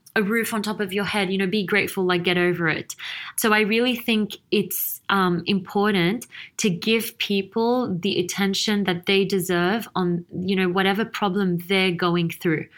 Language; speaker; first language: English; native; English